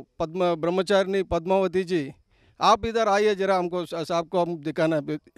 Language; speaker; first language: Hindi; non-native, local second language; Telugu